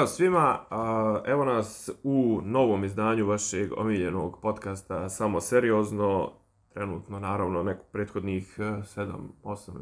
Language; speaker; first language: Serbian; native; Serbian